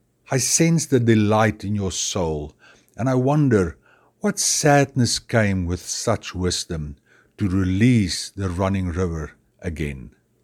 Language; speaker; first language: English; non-native, local second language; Afrikaans